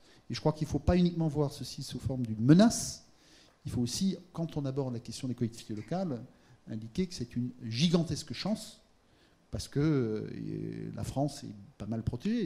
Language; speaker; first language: French; native; French